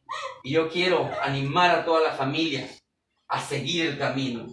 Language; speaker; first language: Spanish; native; Spanish